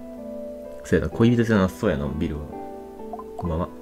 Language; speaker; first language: Japanese; native; Japanese